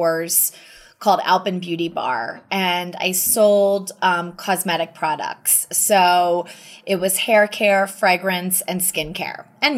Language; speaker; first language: English; native; English